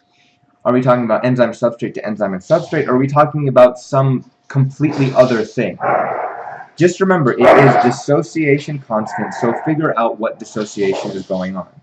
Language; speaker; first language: English; native; English